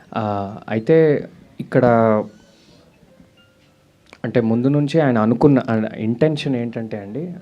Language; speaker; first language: Telugu; native; Telugu